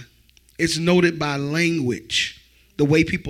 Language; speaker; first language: English; native; English